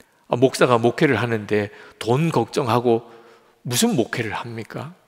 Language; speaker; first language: Korean; native; Korean